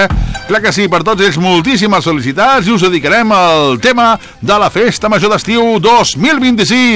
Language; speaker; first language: Catalan; native; Catalan